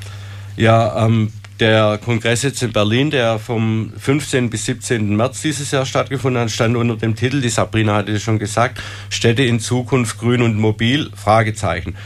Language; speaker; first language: German; native; German